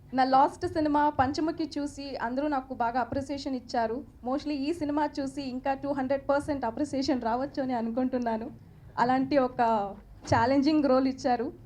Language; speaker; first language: Telugu; non-native, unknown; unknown